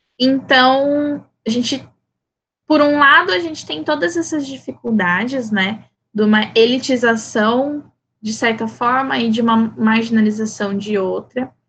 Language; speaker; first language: Portuguese; native; Portuguese